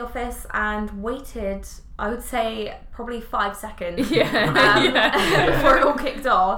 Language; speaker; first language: English; native; English